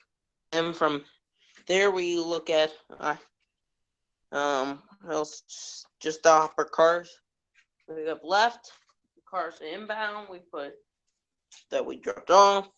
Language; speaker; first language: English; native; English